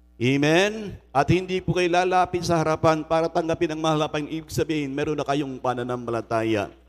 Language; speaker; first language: Filipino; native; Filipino